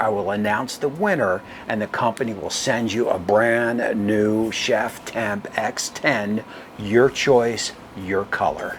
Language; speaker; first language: English; native; English